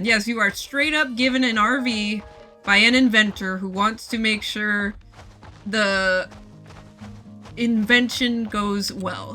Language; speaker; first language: English; native; English